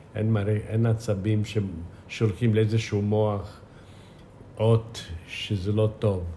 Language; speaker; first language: Hebrew; non-native, fluent; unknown